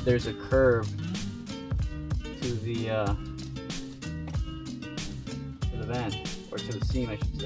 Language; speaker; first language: English; native; English